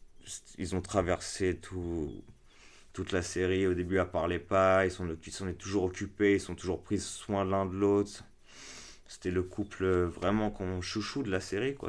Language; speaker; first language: French; native; French